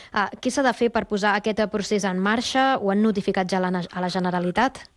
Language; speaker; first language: Catalan; native; Catalan